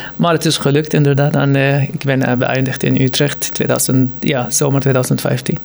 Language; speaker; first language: Dutch; non-native, fluent; Arabic